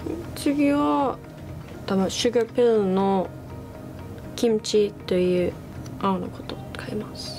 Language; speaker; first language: Japanese; non-native, learner; English